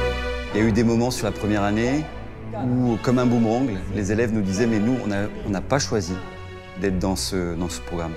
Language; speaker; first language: French; native; French